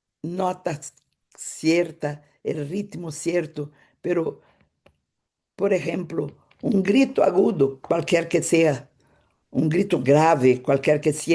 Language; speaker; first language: Spanish; non-native, fluent; Portuguese